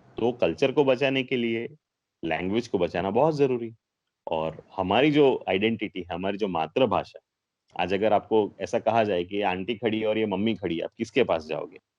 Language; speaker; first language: Hindi; non-native, local second language; Gujarati